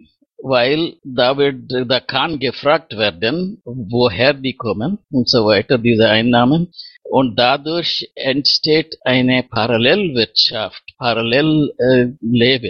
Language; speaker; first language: German; non-native, fluent; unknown